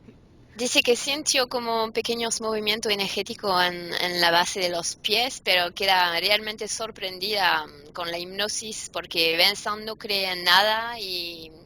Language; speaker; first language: Spanish; non-native, fluent; French